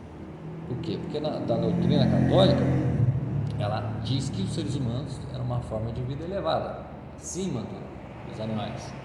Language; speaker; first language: Portuguese; native; Portuguese